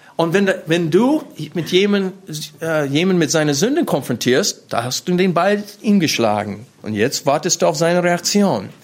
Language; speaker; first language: German; non-native, fluent; English